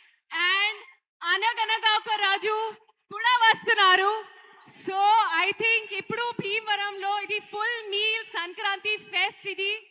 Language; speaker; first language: Telugu; non-native, learner; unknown